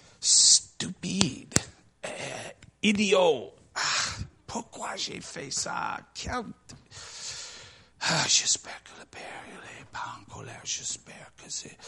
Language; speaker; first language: French; non-native, learner; English